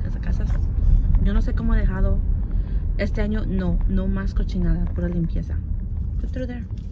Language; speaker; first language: Spanish; early bilingual, heritage; Spanish